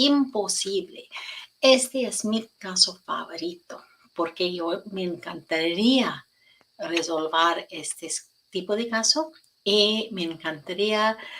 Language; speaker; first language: Spanish; non-native, learner; English